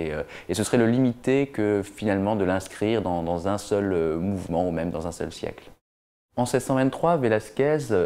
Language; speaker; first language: French; native; French